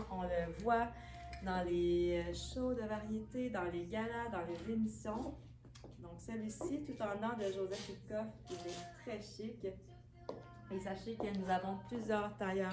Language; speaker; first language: French; native; French